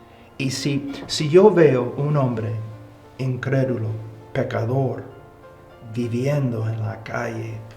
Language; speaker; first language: Spanish; non-native, fluent; English